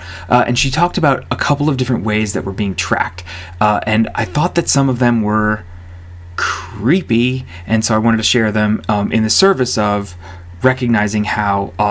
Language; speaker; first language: English; native; English